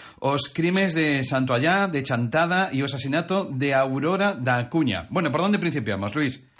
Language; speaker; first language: Galician; native; Galician